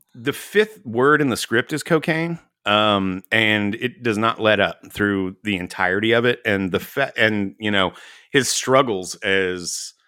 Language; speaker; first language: English; native; English